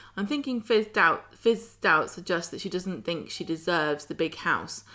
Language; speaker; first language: English; native; English